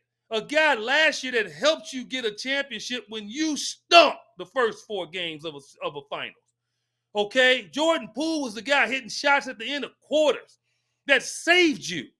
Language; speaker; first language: English; native; English